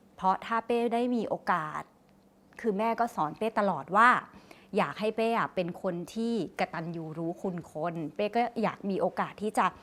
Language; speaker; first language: Thai; native; Thai